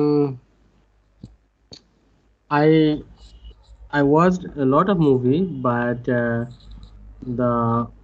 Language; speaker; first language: English; non-native, learner; Bangla